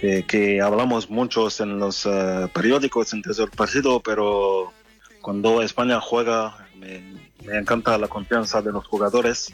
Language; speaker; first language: Spanish; non-native, fluent; French